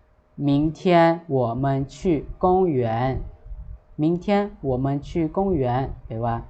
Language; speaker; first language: Chinese; non-native, fluent; Lao